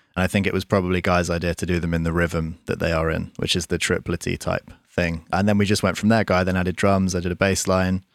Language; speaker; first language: English; native; English